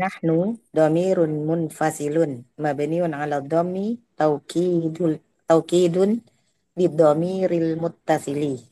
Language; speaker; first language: Arabic; non-native, learner; Indonesian